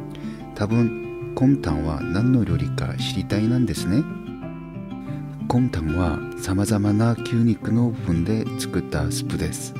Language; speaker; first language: Japanese; non-native, learner; Korean